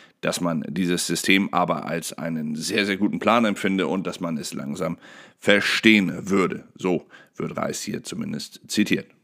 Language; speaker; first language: German; native; German